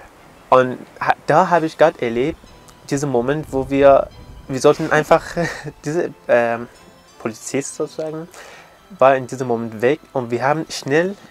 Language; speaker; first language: German; non-native, learner; Persian